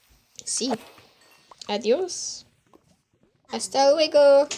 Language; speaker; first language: Spanish; non-native, learner; English